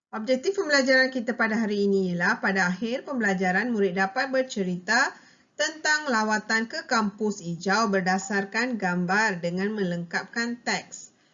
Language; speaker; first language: Malay; non-native, local second language; Tamil